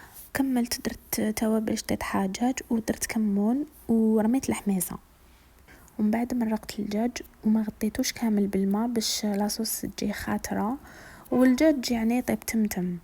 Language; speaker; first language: Arabic; native; Arabic